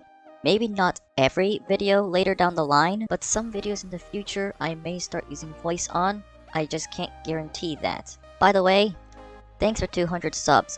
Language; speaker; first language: English; native; English